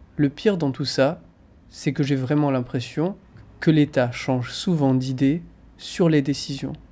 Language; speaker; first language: French; native; French